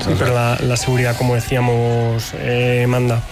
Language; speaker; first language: Spanish; native; Spanish